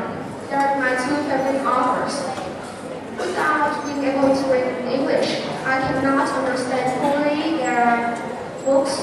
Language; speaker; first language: English; non-native, fluent; Vietnamese